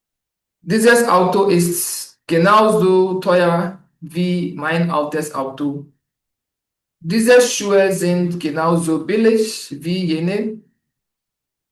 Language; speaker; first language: German; non-native, learner; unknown